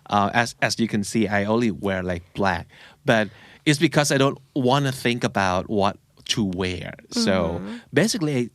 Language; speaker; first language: English; non-native, fluent; Thai